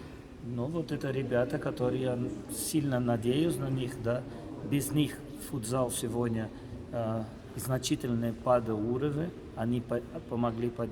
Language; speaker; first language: Russian; non-native, fluent; Portuguese